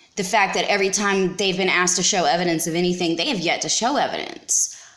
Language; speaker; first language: English; native; English